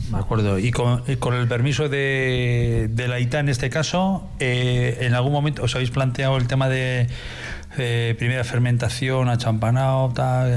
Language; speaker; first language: Spanish; native; Spanish